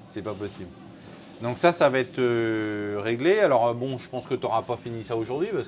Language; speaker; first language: French; native; French